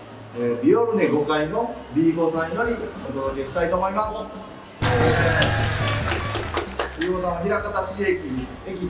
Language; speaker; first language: Japanese; native; Japanese